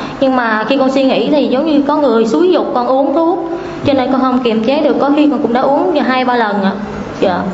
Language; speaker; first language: Vietnamese; native; Vietnamese